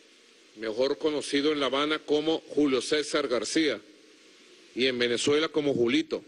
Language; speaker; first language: Spanish; native; Spanish